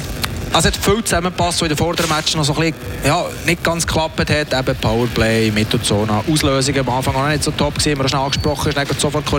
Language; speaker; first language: German; native; German